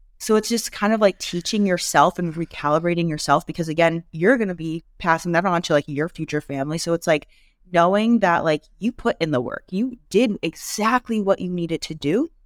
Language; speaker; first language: English; native; English